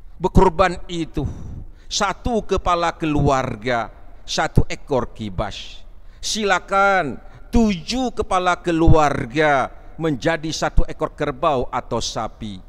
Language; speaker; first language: Malay; non-native, local second language; Achinese